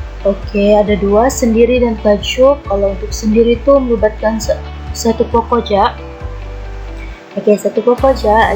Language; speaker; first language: Malay; native; Malay